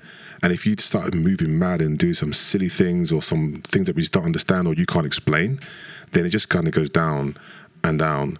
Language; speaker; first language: English; native; English